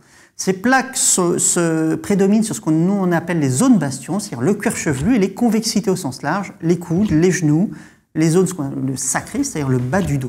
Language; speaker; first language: French; native; French